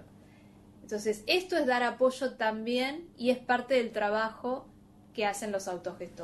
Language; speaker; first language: Spanish; native; Spanish